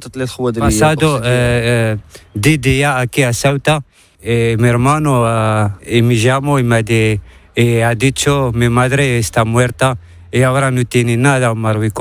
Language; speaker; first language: Spanish; non-native, learner; Arabic